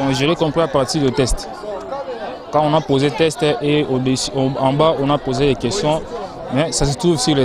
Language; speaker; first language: French; non-native, local second language; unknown